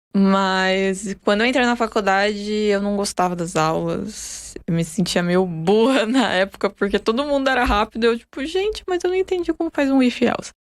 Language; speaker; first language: Portuguese; native; Portuguese